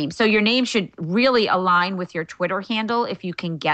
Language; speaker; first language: English; native; English